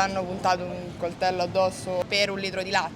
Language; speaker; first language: Italian; native; Italian